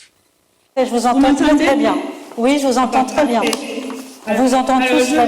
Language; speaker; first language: French; native; French